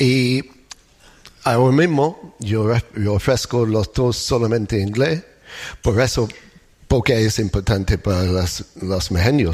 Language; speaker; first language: Spanish; non-native, fluent; English